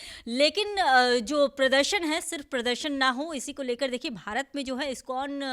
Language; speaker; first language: Hindi; native; Hindi